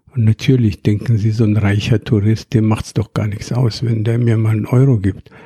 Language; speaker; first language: German; non-native, fluent; Arabic